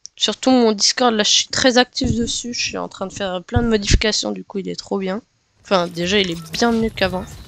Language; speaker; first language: French; native; French